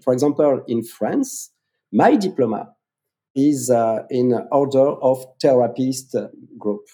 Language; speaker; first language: English; non-native, fluent; French